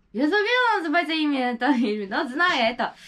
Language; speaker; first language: Russian; non-native, learner; Japanese